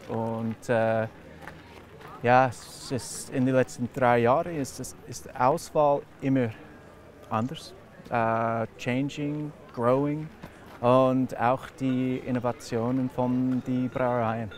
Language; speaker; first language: German; non-native, learner; English